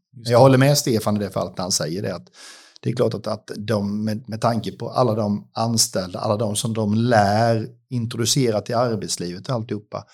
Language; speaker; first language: Swedish; native; Swedish